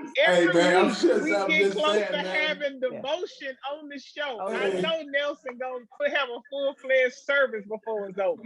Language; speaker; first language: English; native; English